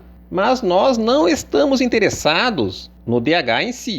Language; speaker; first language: Portuguese; native; Portuguese